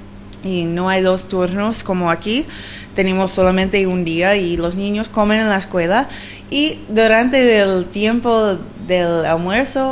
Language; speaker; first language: Spanish; non-native, learner; English